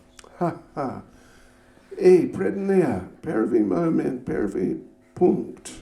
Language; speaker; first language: Russian; non-native, learner; English